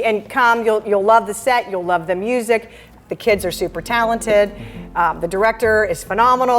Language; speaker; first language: English; native; English